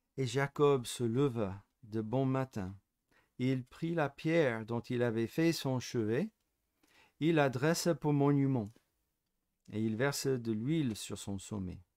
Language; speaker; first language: French; non-native, fluent; English